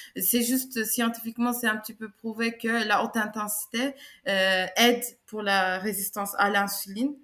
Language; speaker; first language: French; non-native, fluent; Turkish